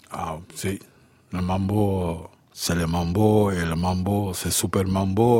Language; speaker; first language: French; non-native, learner; Spanish